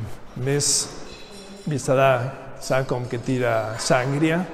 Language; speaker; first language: Lithuanian; non-native, learner; Spanish